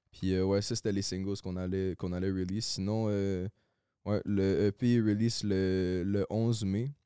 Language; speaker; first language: French; native; French